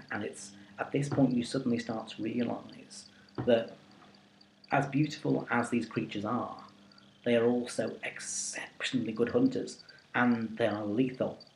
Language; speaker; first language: English; native; English